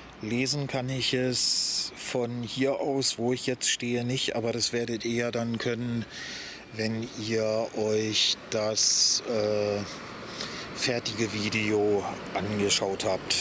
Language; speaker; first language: German; native; German